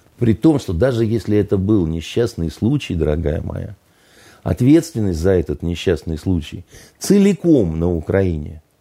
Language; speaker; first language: Russian; native; Russian